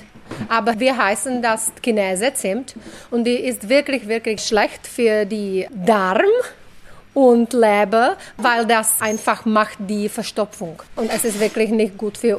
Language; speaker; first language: German; non-native, learner; Czech